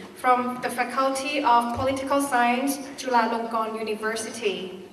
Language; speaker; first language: English; non-native, fluent; Thai